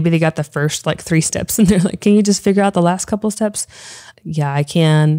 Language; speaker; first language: English; native; English